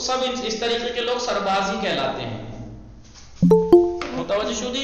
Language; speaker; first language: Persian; non-native, fluent; Urdu